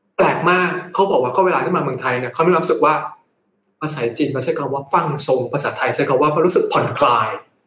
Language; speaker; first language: Thai; native; Thai